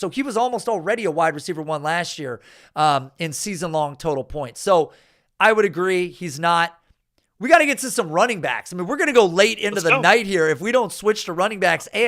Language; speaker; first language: English; native; English